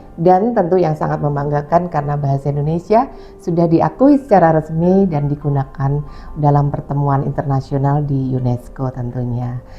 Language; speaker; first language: Indonesian; native; Indonesian